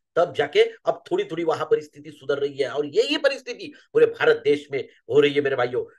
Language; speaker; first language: Hindi; non-native, local second language; Marathi